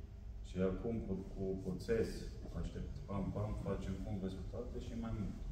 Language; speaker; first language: Romanian; non-native, learner; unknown